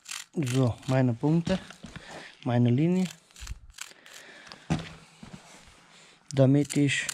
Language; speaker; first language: German; non-native, learner; Romanian